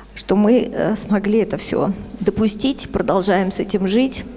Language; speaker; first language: Russian; native; Russian